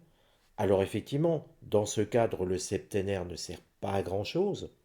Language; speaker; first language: French; native; French